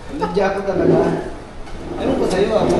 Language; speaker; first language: Filipino; native; Filipino